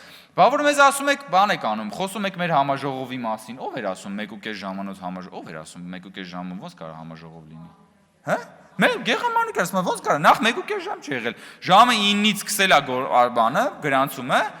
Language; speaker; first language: Armenian; native; Armenian